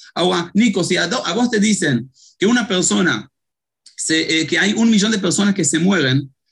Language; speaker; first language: Spanish; early bilingual, heritage; Hebrew